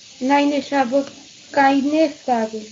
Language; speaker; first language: German; non-native, learner; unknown